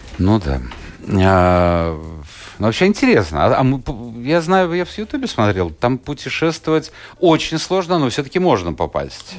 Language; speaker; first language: Russian; native; Russian